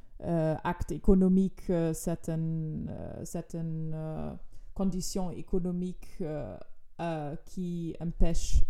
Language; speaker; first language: French; non-native, fluent; German